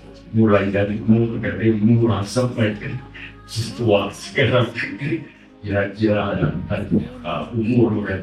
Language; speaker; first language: Indonesian; non-native, learner; Thai